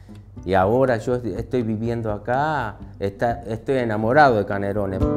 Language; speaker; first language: Spanish; early bilingual, other home language; Japanese